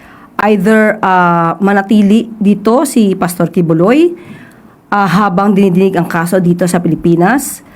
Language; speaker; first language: Filipino; native; Filipino